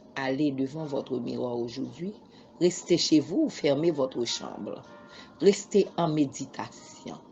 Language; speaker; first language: French; non-native, local second language; Haitian Creole